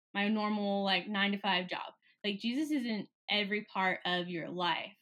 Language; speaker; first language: English; native; English